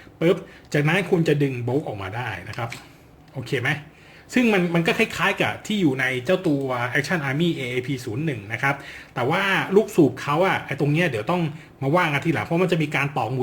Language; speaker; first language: Thai; native; Thai